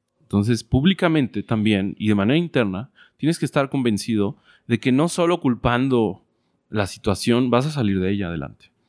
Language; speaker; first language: Spanish; native; Spanish